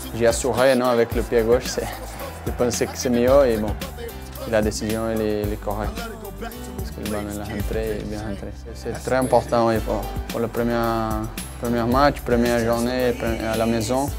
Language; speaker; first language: French; non-native, learner; Portuguese